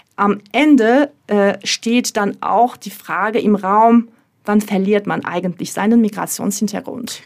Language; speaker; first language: German; non-native, fluent; Turkish